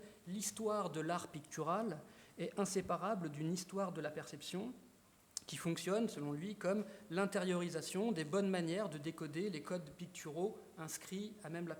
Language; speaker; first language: French; native; French